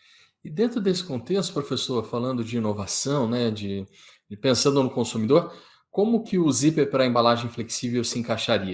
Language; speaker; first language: Portuguese; native; Portuguese